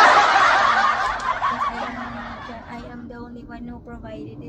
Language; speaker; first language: English; non-native, local second language; Waray